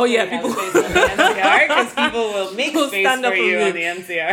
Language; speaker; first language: English; non-native, local second language; Yoruba